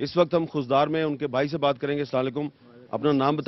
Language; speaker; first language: Urdu; native; Urdu